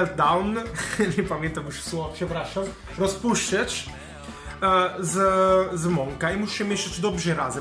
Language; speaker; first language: Polish; non-native, learner; Italian